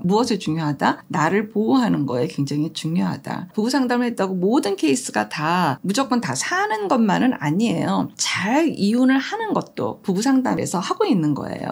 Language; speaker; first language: Korean; native; Korean